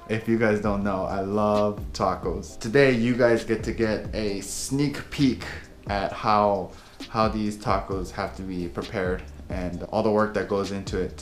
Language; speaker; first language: English; native; English